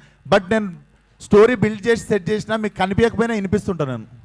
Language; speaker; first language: Telugu; native; Telugu